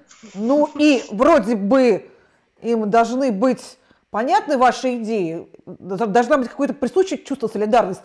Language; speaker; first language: Russian; native; Russian